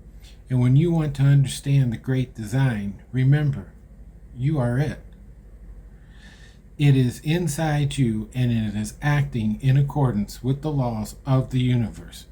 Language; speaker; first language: English; native; English